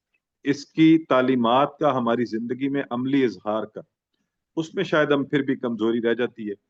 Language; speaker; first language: Urdu; native; Urdu